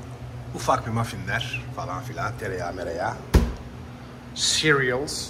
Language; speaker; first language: Turkish; native; Turkish